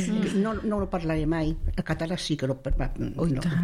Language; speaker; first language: Catalan; non-native, local second language; Spanish